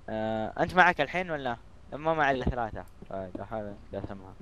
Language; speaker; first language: Arabic; native; Arabic